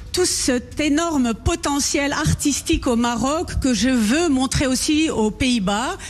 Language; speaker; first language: French; non-native, local second language; Dutch